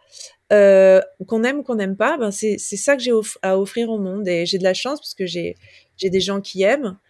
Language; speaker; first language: French; native; French